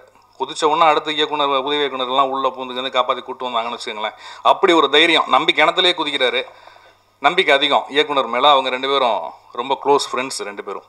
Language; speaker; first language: Tamil; native; Tamil